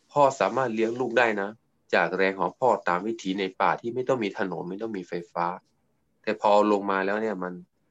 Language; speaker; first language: Thai; non-native, local second language; S'gaw Karen